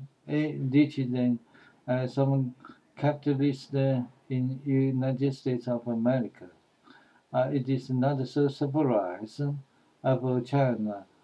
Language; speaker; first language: English; non-native, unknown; Chinese